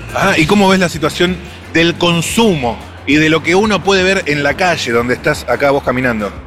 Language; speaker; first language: Spanish; native; Spanish